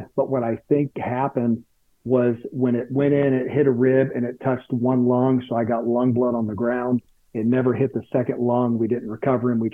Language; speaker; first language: English; native; English